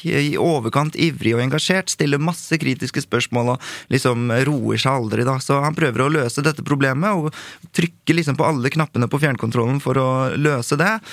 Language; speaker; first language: Norwegian; early bilingual, other home language; Korean